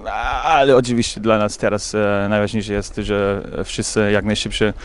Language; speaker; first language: Polish; non-native, fluent; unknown